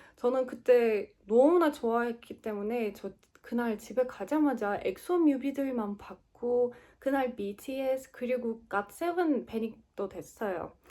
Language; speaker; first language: Korean; non-native, learner; Turkish